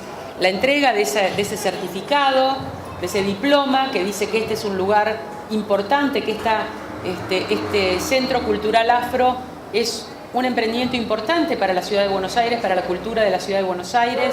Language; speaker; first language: Spanish; native; Spanish